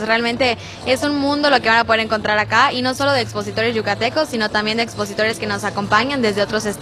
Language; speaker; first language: Spanish; native; Spanish